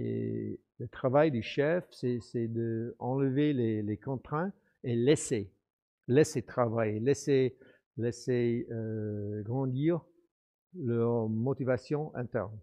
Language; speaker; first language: French; non-native, fluent; English